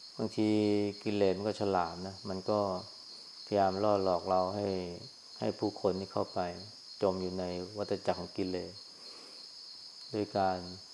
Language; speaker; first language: Thai; native; Thai